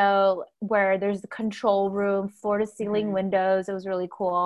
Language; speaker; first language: English; native; English